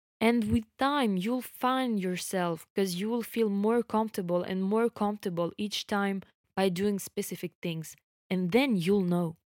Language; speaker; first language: English; non-native, fluent; French